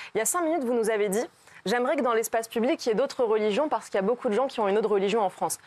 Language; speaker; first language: French; native; French